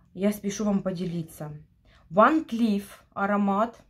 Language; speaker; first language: Russian; non-native, local second language; Ukrainian